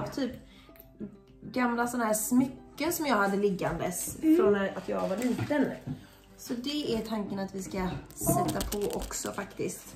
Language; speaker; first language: Swedish; native; Swedish